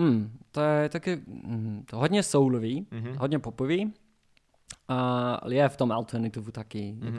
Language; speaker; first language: Czech; non-native, learner; English